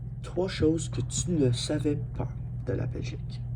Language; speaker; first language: French; non-native, learner; English